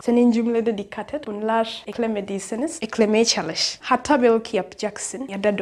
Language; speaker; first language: Turkish; non-native, learner; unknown